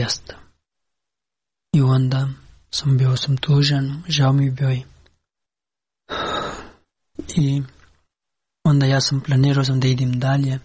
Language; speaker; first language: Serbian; non-native, learner; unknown